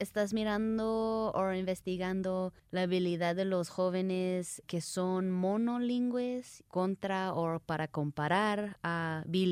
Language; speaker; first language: Spanish; early bilingual, heritage; Spanish